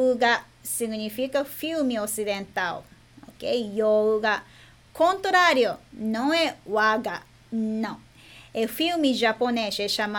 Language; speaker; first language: Portuguese; non-native, fluent; Japanese